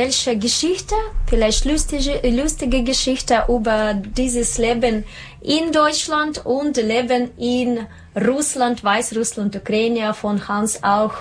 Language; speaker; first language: German; non-native, learner; Russian